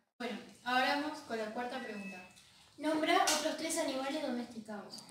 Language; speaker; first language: Spanish; native; Spanish